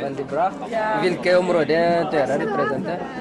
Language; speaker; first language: Norwegian; non-native, learner; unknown